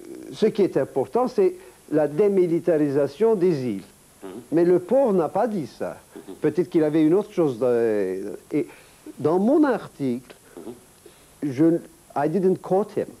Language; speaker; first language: French; non-native, fluent; Turkish